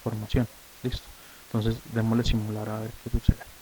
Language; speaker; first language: Spanish; native; Spanish